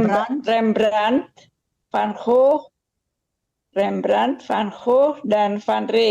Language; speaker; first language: Dutch; non-native, learner; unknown